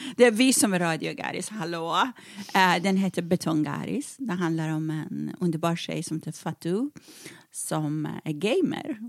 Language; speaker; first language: Swedish; early bilingual, other home language; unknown